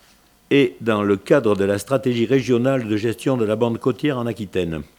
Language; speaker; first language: French; native; French